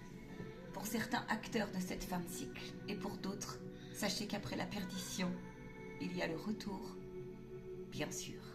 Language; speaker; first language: French; native; French